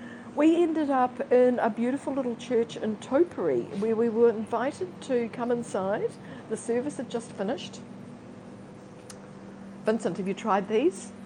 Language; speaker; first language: English; native; English